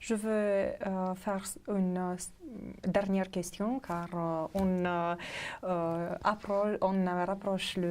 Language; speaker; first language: French; non-native, fluent; Romanian